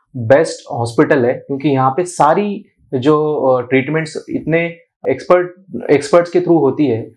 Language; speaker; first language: Hindi; non-native, local second language; Marathi